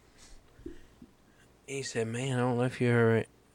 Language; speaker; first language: English; native; English